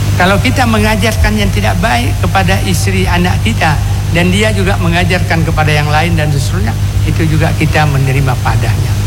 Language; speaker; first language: Indonesian; non-native, local second language; Achinese